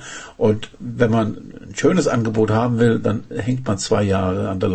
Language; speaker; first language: German; native; German